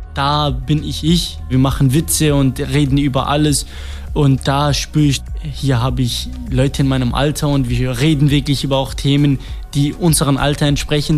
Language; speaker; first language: German; non-native, fluent; Kurdish